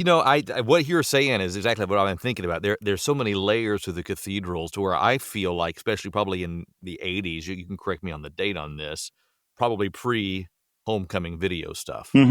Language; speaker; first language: English; native; English